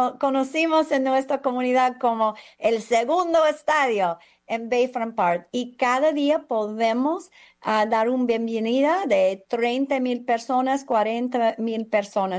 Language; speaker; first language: Spanish; non-native, fluent; English